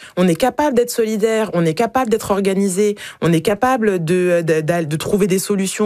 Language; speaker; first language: French; native; French